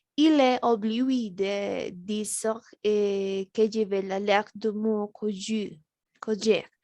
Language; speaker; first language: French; non-native, learner; Spanish